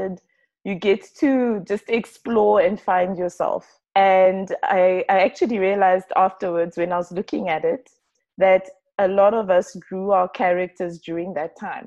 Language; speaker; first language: English; non-native, local second language; Shona